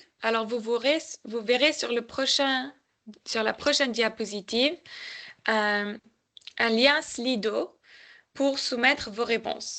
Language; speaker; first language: French; native; French